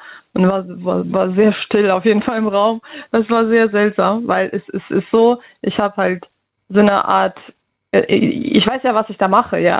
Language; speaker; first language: German; early bilingual, other home language; Russian